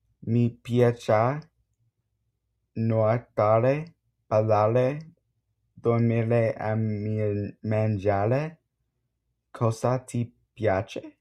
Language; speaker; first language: Italian; non-native, learner; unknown